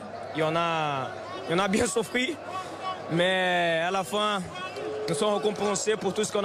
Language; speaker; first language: French; non-native, fluent; Portuguese